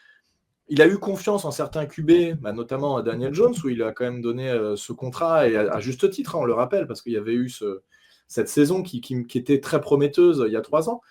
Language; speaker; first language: French; native; French